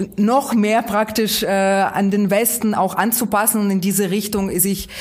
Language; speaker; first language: German; non-native, fluent; Ukrainian